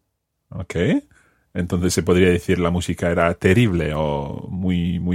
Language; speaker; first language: Spanish; non-native, fluent; English